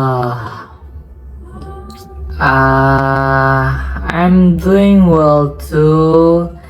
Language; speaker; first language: English; non-native, learner; Indonesian